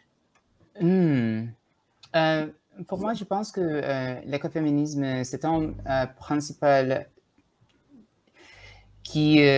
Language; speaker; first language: French; non-native, learner; Tswana